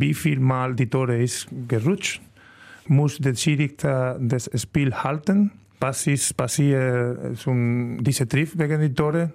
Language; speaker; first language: German; non-native, learner; Spanish